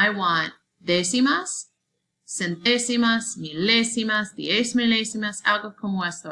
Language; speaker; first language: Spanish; non-native, learner; English